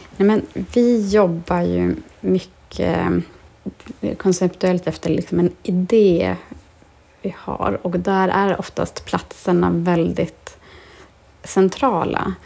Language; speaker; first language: Swedish; native; Swedish